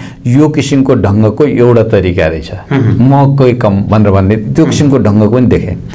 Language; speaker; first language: Nepali; native; Nepali